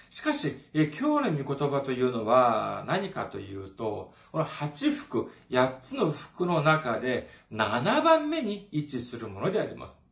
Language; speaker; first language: Japanese; non-native, fluent; Korean